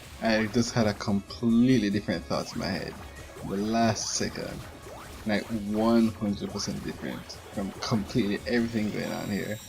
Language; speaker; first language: English; native; English